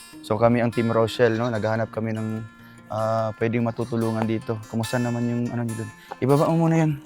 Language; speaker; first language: Filipino; non-native, local second language; Cebuano